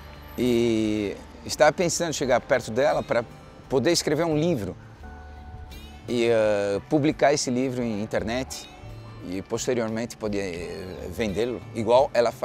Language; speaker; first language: Portuguese; non-native, fluent; Spanish